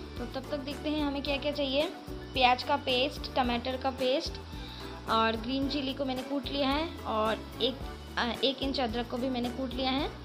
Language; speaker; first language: Hindi; non-native, local second language; Bangla